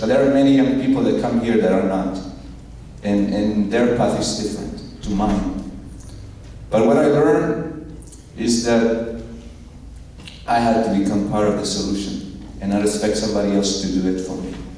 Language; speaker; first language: English; non-native, fluent; Spanish